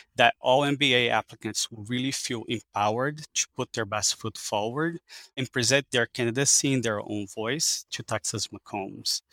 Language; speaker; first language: English; early bilingual, other home language; Portuguese